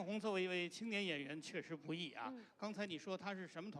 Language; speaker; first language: Chinese; native; Chinese